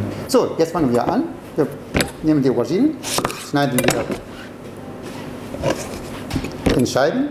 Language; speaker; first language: German; non-native, fluent; Arabic